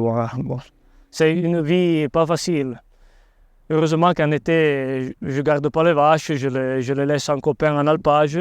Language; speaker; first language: French; non-native, local second language; Italian